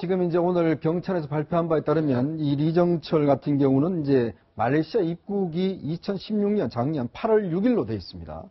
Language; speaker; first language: Korean; native; Korean